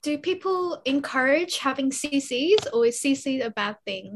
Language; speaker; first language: English; early bilingual, other home language; Korean